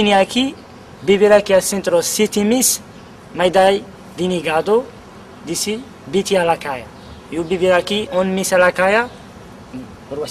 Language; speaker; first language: Spanish; non-native, learner; Kabyle